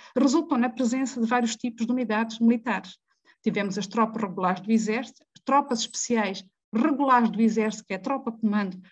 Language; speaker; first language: Portuguese; native; Portuguese